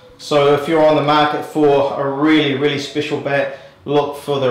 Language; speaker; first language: English; native; English